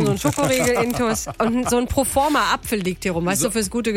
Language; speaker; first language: German; native; German